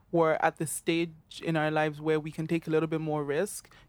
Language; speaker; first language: English; non-native, local second language; Yoruba